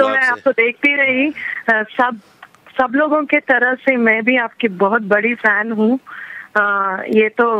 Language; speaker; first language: Hindi; non-native, local second language; Telugu